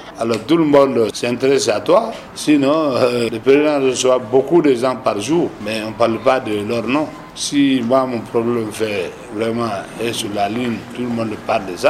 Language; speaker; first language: French; non-native, local second language; Susu